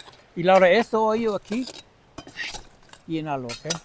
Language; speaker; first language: Spanish; non-native, learner; English